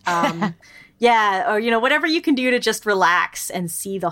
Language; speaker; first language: English; native; English